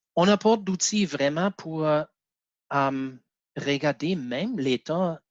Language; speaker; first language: French; non-native, fluent; German